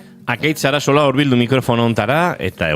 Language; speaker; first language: Basque; native; Basque